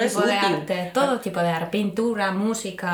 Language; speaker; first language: Spanish; non-native, fluent; Finnish